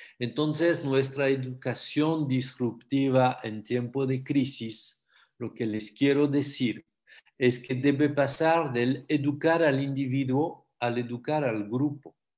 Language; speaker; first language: Spanish; non-native, fluent; French